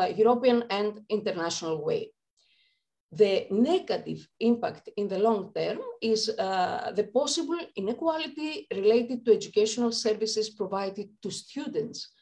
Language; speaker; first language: English; non-native, fluent; Greek